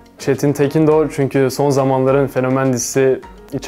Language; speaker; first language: Turkish; native; Turkish